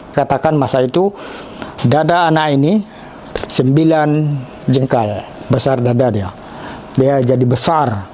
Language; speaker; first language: Malay; non-native, local second language; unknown